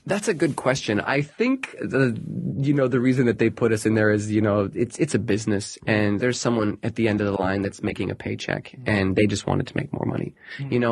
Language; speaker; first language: English; native; English